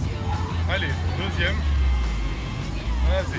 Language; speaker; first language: French; native; French